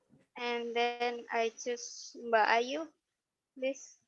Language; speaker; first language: English; non-native, learner; Indonesian